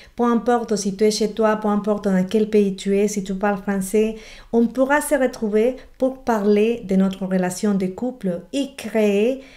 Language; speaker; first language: French; non-native, fluent; Spanish